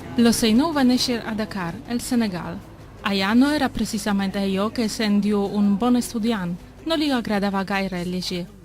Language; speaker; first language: Catalan; native; Catalan